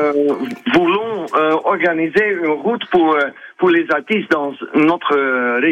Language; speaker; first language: French; non-native, learner; Dutch